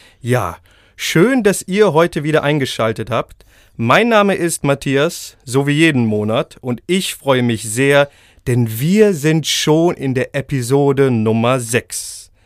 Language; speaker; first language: German; native; German